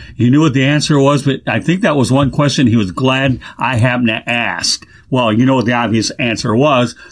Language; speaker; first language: English; native; English